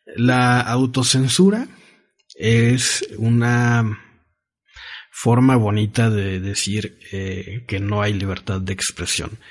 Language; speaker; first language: Spanish; native; Spanish